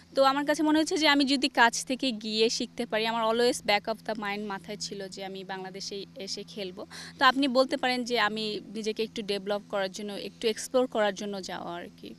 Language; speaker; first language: Bangla; native; Bangla